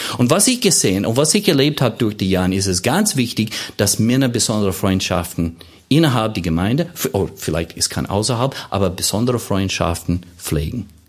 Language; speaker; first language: German; non-native, fluent; English